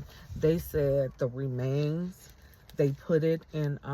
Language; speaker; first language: English; native; English